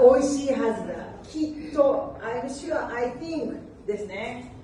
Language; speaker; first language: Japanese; non-native, learner; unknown